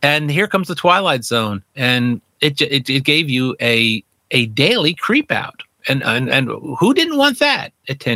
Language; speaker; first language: English; native; English